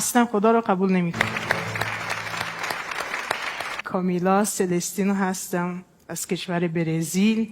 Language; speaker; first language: Persian; non-native, fluent; Portuguese